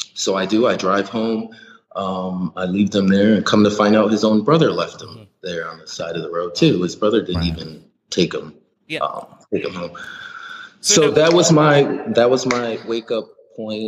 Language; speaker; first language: English; native; English